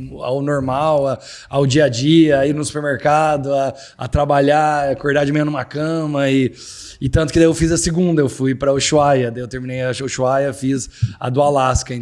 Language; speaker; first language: Portuguese; native; Portuguese